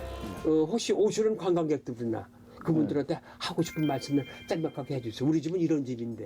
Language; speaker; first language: Korean; native; Korean